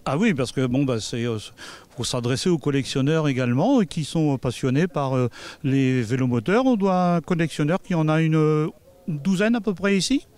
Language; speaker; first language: French; native; French